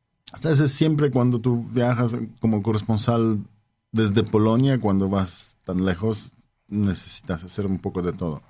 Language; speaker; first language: Spanish; non-native, fluent; Polish